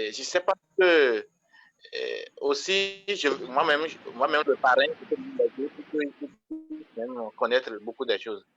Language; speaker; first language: French; non-native, local second language; Fon